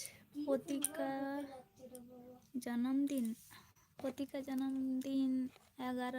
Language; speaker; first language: Hindi; non-native, local second language; Bangla